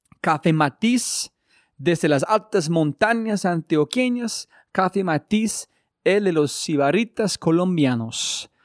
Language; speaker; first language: Spanish; non-native, learner; English